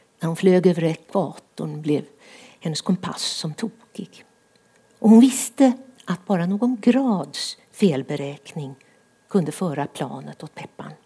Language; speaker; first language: Swedish; native; Swedish